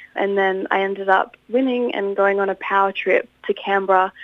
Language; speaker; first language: English; native; English